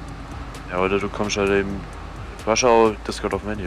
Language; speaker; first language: German; native; German